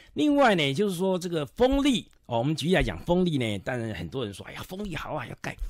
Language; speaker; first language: Chinese; native; Chinese